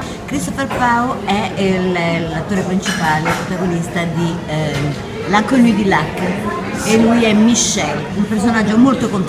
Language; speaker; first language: Italian; native; Italian